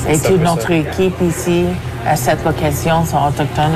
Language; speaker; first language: French; non-native, local second language; English